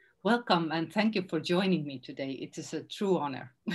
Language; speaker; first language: English; non-native, fluent; Estonian